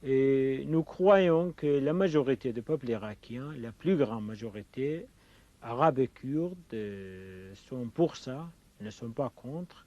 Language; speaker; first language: French; non-native, fluent; Kurdish